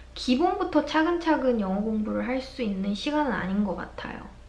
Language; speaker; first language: Korean; native; Korean